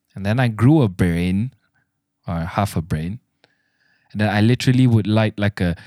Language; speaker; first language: English; non-native, local second language; Malay